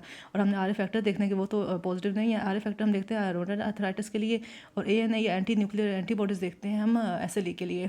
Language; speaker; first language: Hindi; native; Hindi